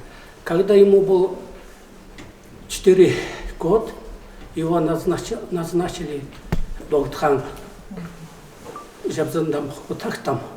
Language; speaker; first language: Russian; non-native, learner; Mongolian